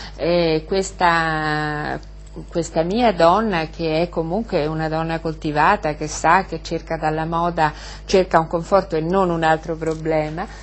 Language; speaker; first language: Italian; native; Italian